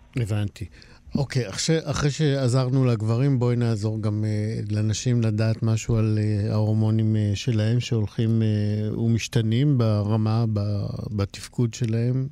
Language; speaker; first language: Hebrew; native; Hebrew